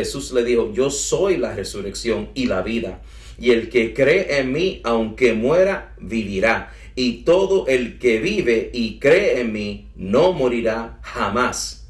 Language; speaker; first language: Spanish; early bilingual, heritage; English